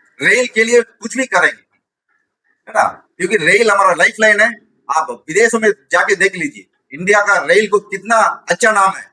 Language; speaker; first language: Hindi; non-native, local second language; Tamil